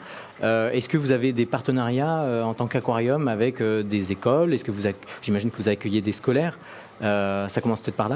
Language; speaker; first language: French; native; French